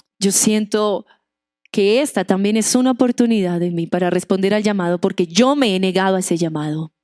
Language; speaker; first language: Spanish; non-native, local second language; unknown